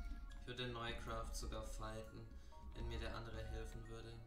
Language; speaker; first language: German; native; German